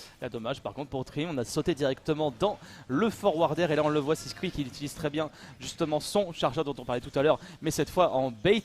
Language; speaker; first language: French; native; French